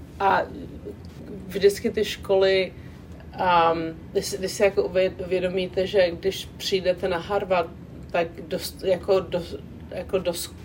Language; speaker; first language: Czech; non-native, local second language; English